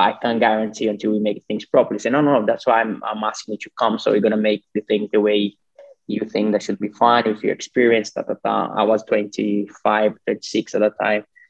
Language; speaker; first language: English; non-native, fluent; Portuguese